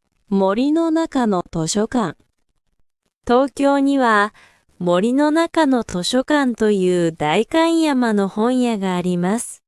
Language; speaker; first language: Japanese; non-native, fluent; Korean